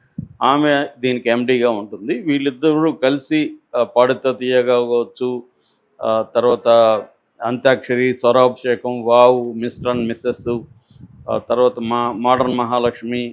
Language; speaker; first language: Telugu; native; Telugu